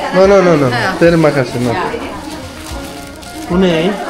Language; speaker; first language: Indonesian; non-native, learner; Turkish